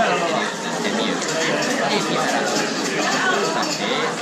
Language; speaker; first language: French; non-native, learner; Japanese